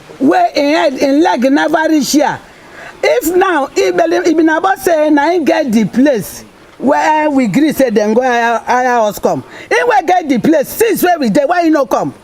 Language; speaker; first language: Nigerian Pidgin; non-native, local second language; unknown